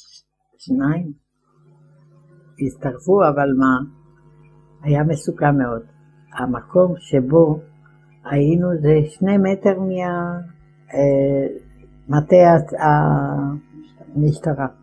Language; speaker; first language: Hebrew; non-native, fluent; Ladino